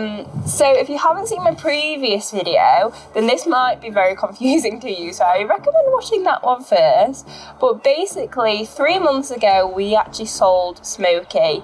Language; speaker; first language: English; native; English